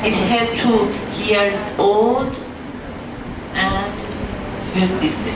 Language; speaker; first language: English; non-native, learner; Persian